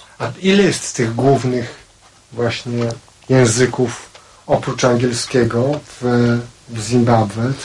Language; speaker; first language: Polish; native; Polish